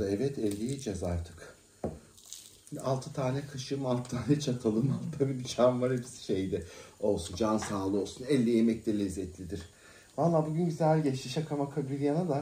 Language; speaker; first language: Turkish; native; Turkish